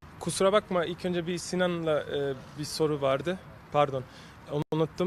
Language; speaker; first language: Turkish; early bilingual, heritage; Turkish